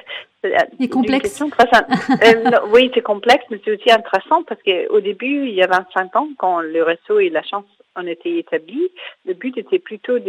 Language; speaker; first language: French; non-native, fluent; Danish